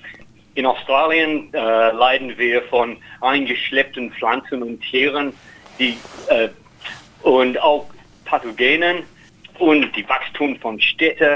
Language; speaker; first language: German; non-native, learner; English